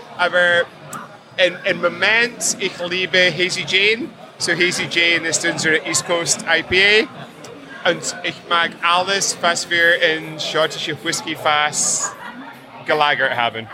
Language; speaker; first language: German; non-native, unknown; English